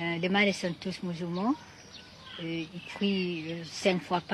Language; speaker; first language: French; non-native, fluent; Malay